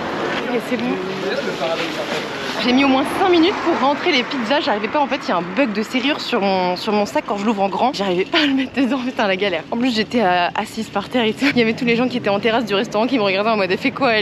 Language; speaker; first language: French; native; French